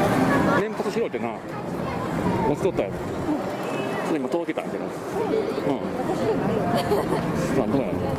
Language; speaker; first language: Japanese; native; Japanese